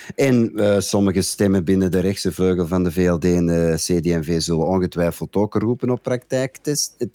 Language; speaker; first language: Dutch; native; Dutch